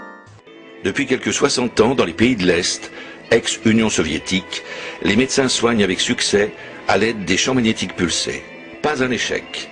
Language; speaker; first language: French; native; French